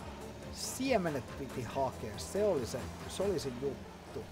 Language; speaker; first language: Finnish; native; Finnish